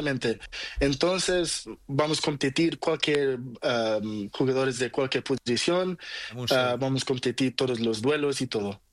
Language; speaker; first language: Spanish; non-native, learner; Portuguese